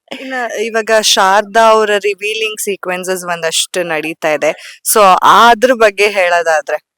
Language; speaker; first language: Kannada; native; Kannada